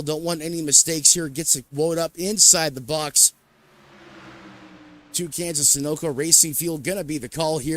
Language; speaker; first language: English; native; English